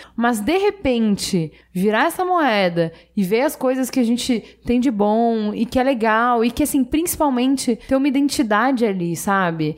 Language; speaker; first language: Portuguese; native; Portuguese